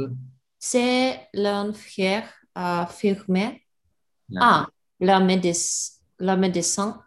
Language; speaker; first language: French; non-native, learner; Russian